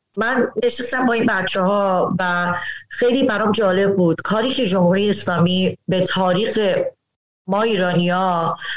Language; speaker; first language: Persian; early bilingual, heritage; Persian